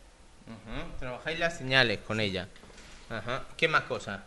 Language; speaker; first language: Spanish; native; Spanish